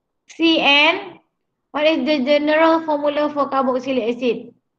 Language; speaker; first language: English; non-native, local second language; Malay